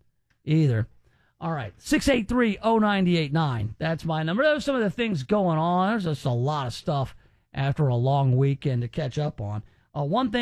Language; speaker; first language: English; native; English